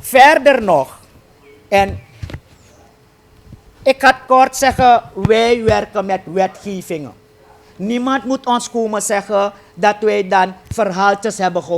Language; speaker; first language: Dutch; native; Dutch